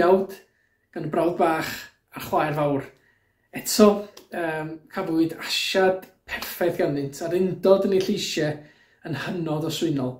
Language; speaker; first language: Welsh; native; Welsh